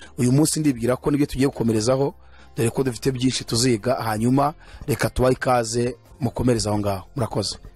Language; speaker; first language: Kinyarwanda; native; Kinyarwanda